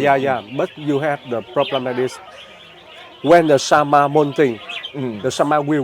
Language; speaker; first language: English; non-native, learner; Vietnamese